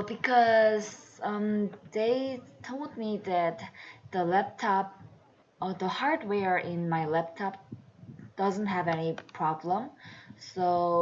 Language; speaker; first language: English; non-native, learner; Korean